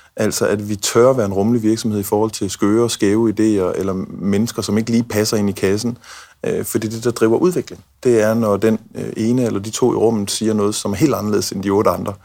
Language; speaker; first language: Danish; native; Danish